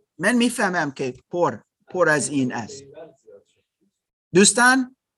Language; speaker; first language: Persian; non-native, learner; German